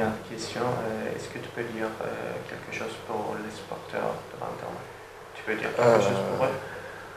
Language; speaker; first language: French; non-native, learner; Turkish